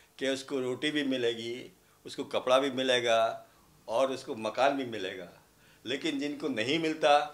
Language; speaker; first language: Hindi; native; Hindi